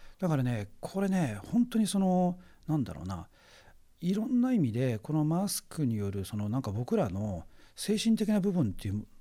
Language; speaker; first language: Japanese; native; Japanese